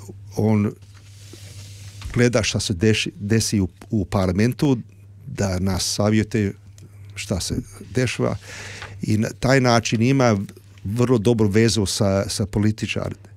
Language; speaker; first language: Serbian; early bilingual, heritage; Serbian